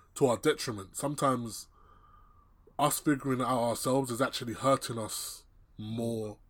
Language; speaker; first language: English; native; English